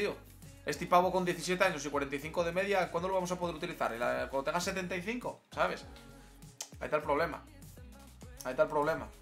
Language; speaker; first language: Spanish; native; Spanish